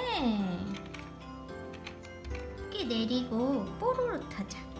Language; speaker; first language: Korean; native; Korean